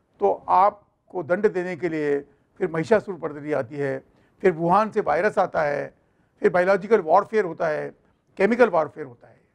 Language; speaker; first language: Hindi; non-native, local second language; Marathi